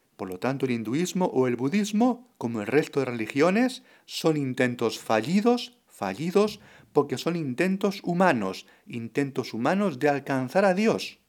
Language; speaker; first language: Spanish; native; Spanish